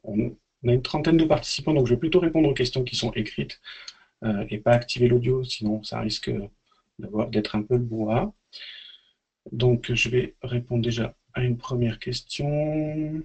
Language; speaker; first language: French; native; French